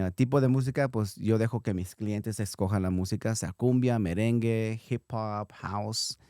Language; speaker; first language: Spanish; early bilingual, heritage; Spanish